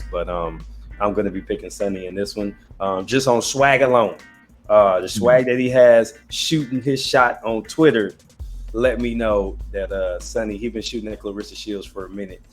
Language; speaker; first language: English; native; English